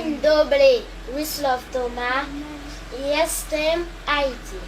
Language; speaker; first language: Polish; non-native, learner; Haitian Creole